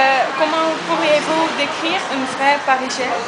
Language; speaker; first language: French; non-native, learner; Dutch